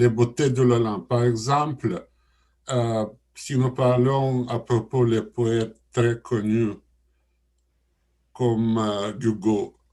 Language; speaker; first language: French; non-native, learner; Russian